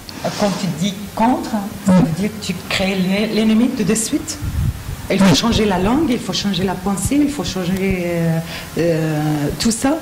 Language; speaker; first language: French; non-native, fluent; Arabic